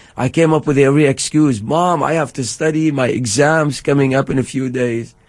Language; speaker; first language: English; non-native, fluent; Arabic